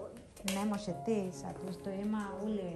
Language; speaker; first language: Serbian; non-native, learner; Filipino